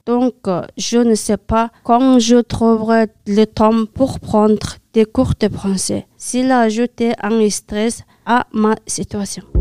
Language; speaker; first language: French; non-native, learner; Mongolian